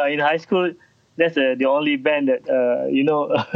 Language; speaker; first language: English; non-native, local second language; Malay